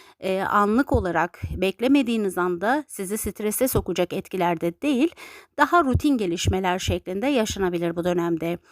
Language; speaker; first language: Turkish; native; Turkish